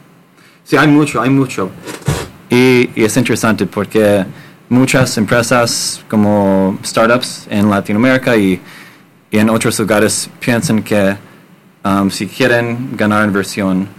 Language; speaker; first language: Spanish; non-native, learner; English